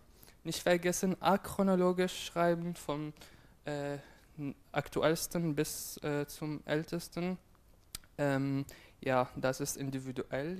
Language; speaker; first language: German; non-native, fluent; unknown